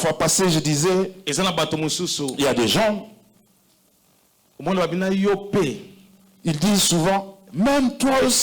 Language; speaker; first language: French; non-native, local second language; Lingala